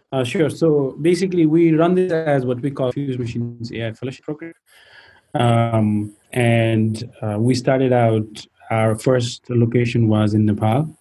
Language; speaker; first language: English; non-native, local second language; Nepali